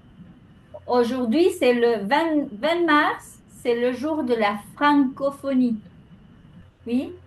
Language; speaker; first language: French; non-native, fluent; Spanish